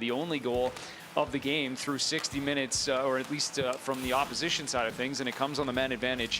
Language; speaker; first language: English; native; English